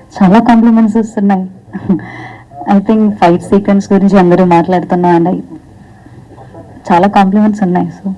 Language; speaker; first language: Telugu; non-native, learner; Malayalam